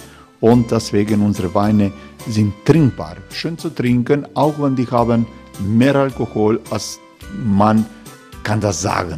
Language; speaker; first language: German; non-native, fluent; Croatian